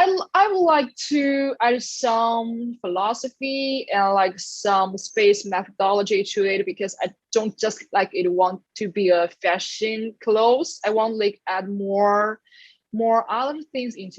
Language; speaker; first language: English; non-native, learner; Chinese